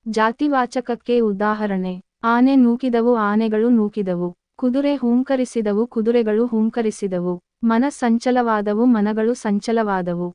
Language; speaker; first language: Kannada; native; Kannada